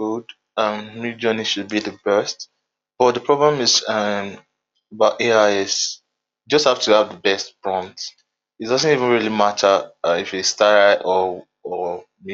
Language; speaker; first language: English; non-native, local second language; Yoruba